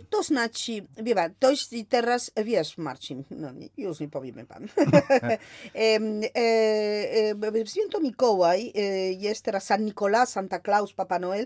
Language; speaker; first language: Polish; non-native, fluent; Spanish